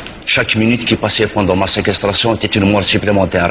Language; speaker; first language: French; non-native, local second language; Kabyle